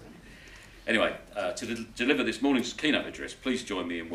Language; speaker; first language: English; native; English